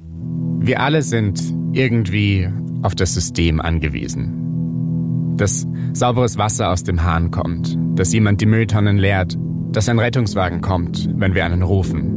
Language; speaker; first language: German; native; German